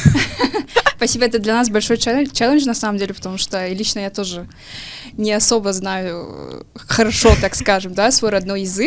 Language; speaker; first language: Russian; early bilingual, other home language; Tajik